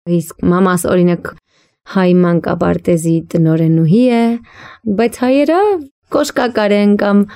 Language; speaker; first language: Armenian; early bilingual, heritage; Armenian